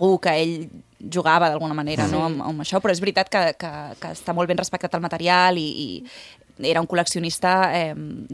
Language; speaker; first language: Catalan; native; Catalan